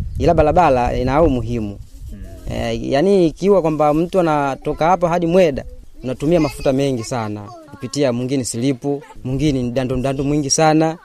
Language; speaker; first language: Swahili; non-native, local second language; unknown